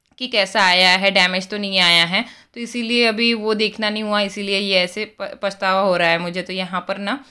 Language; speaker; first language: Hindi; native; Hindi